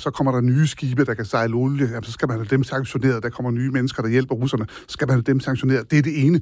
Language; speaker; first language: Danish; native; Danish